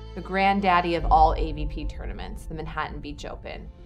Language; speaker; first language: English; native; English